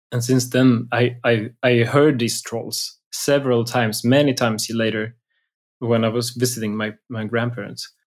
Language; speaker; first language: English; non-native, fluent; Swedish